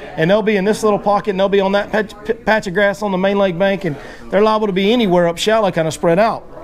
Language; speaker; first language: English; native; English